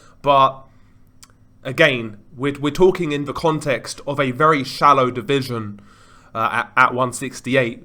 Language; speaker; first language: English; native; English